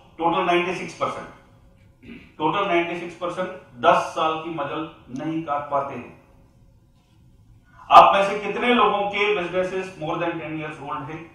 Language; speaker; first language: Hindi; non-native, local second language; Gujarati